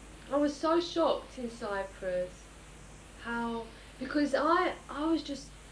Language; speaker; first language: English; early bilingual, other home language; Greek